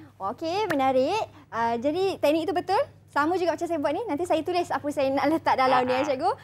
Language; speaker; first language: Malay; native; Malay